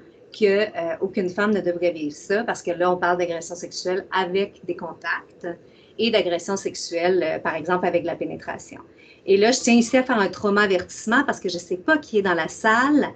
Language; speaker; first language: French; native; French